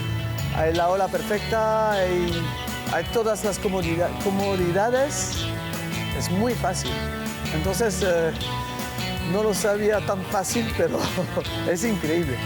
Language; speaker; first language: Spanish; non-native, fluent; French